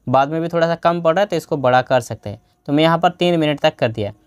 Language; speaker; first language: Hindi; non-native, local second language; Bangla